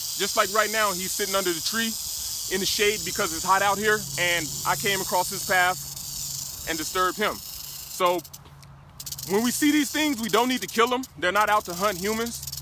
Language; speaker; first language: English; native; English